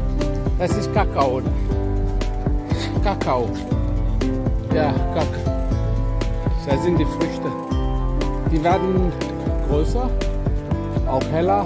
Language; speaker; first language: German; non-native, fluent; Indonesian